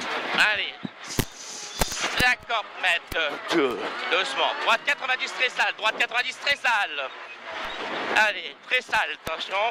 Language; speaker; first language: French; native; French